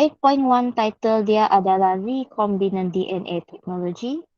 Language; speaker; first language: Malay; native; Malay